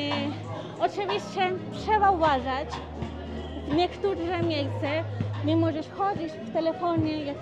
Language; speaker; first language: Polish; non-native, learner; Spanish